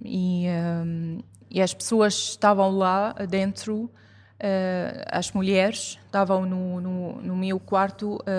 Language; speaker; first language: Portuguese; non-native, fluent; Arabic